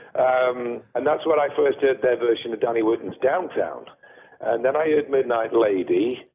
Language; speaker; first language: English; native; English